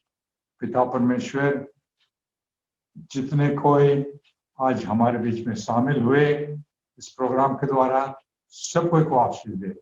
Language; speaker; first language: Hindi; native; Hindi